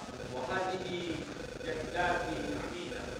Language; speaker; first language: Arabic; non-native, learner; Indonesian